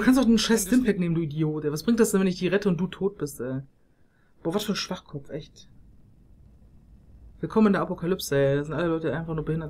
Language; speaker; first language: German; native; German